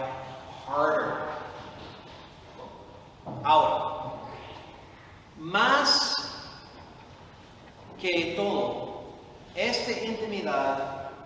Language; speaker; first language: Spanish; non-native, fluent; English